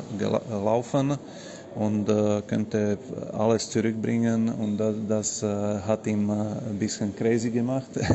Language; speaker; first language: German; non-native, fluent; Slovak